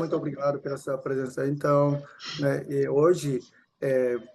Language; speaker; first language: Portuguese; non-native, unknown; Japanese